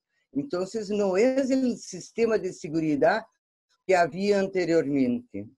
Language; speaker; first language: Spanish; non-native, fluent; Portuguese